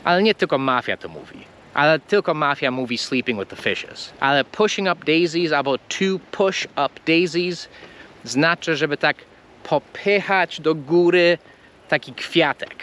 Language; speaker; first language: Polish; non-native, fluent; English